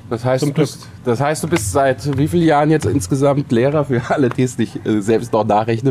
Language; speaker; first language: German; native; German